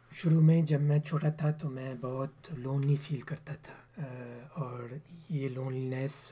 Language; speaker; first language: Urdu; early bilingual, heritage; Urdu